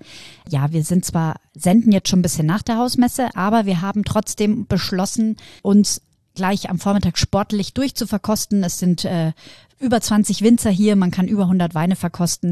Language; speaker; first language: German; native; German